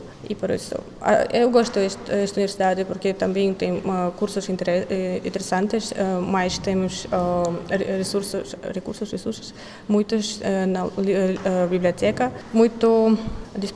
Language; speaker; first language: Portuguese; non-native, learner; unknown